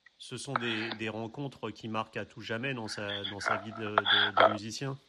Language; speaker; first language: French; native; French